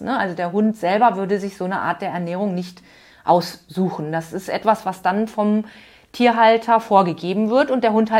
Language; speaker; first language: German; native; German